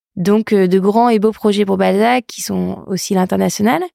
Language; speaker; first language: French; native; French